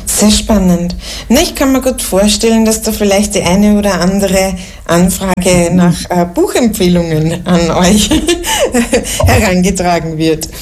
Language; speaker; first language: German; native; German